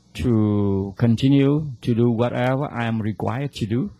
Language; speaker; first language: English; non-native, fluent; Vietnamese